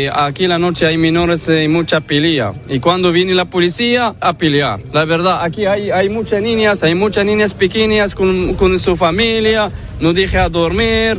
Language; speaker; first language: Spanish; non-native, learner; Arabic